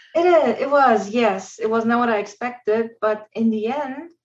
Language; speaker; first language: English; non-native, fluent; German